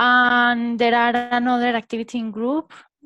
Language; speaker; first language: English; non-native, learner; Spanish